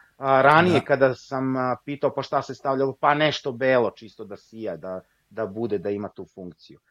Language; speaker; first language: Serbian; native; Serbian